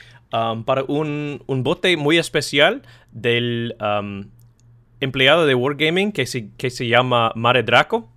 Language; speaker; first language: Spanish; non-native, learner; English